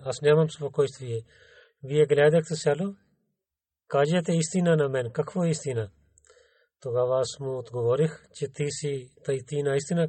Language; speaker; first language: Bulgarian; non-native, learner; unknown